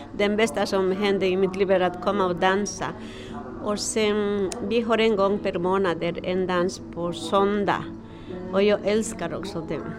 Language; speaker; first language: Swedish; non-native, learner; Spanish